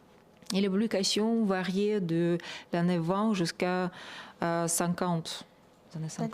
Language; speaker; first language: French; non-native, fluent; Russian